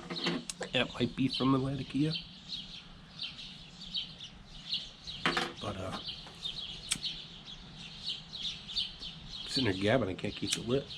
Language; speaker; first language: English; native; English